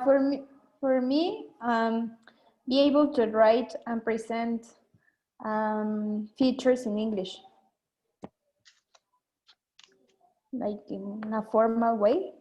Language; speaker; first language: English; non-native, learner; Spanish